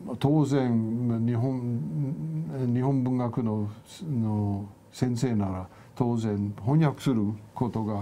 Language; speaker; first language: Japanese; non-native, fluent; English